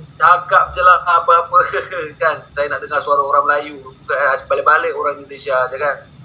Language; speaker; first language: Malay; native; Malay